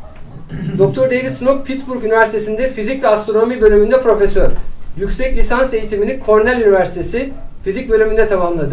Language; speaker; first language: Turkish; native; Turkish